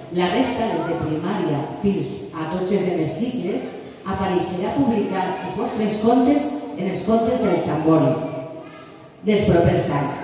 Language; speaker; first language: Catalan; non-native, local second language; Spanish